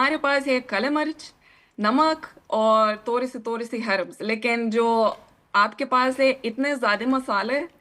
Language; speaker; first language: Hindi; non-native, learner; Lithuanian